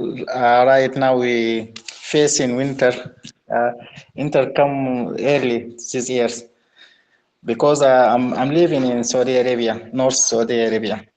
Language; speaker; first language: English; non-native, learner; Arabic